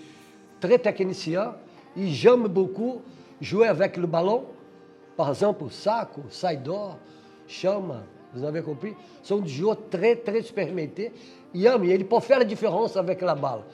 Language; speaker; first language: French; non-native, fluent; Portuguese